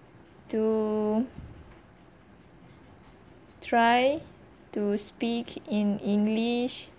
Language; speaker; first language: English; non-native, learner; Malay